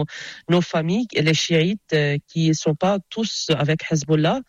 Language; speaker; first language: French; non-native, local second language; Arabic